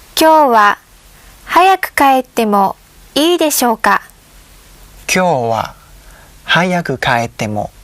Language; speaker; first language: Japanese; non-native, learner; Thai